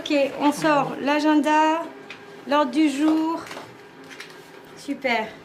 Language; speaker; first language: French; native; French